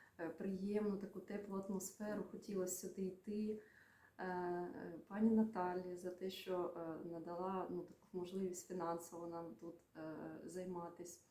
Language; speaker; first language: Ukrainian; non-native, local second language; Russian